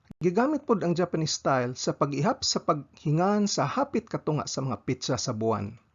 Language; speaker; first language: Cebuano; native; Cebuano